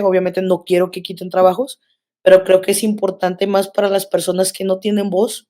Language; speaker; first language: Spanish; native; Spanish